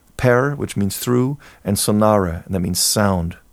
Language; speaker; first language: English; non-native, fluent; German